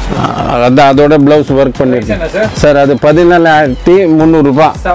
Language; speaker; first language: Tamil; non-native, local second language; Hindi